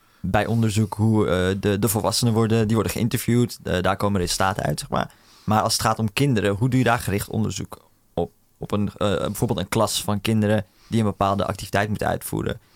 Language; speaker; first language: Dutch; early bilingual, other home language; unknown